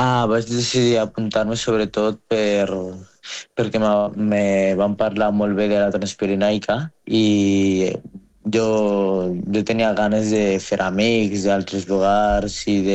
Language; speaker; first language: Catalan; non-native, fluent; Arabic